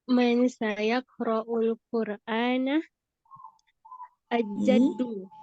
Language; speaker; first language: Arabic; non-native, learner; Indonesian